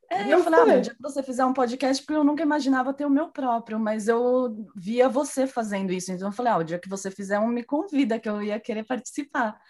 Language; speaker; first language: Portuguese; native; Portuguese